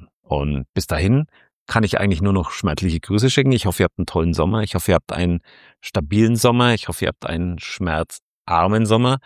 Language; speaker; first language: German; native; German